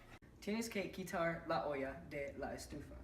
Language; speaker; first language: Spanish; non-native, learner; English